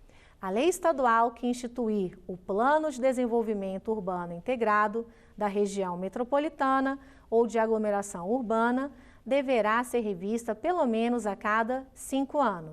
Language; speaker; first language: Portuguese; native; Portuguese